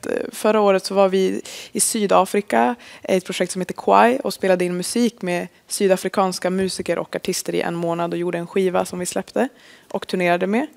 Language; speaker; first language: Swedish; native; Swedish